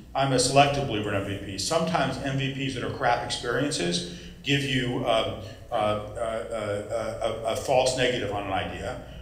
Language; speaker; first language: English; native; English